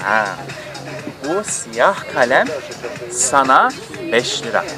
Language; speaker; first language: Turkish; non-native, fluent; English